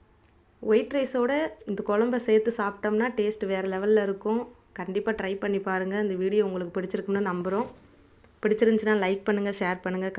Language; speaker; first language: Tamil; native; Tamil